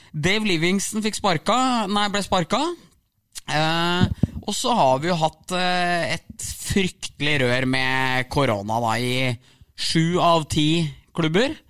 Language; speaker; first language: Norwegian; native; Norwegian